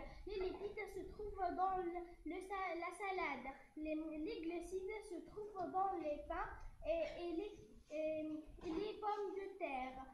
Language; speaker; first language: French; non-native, learner; Arabic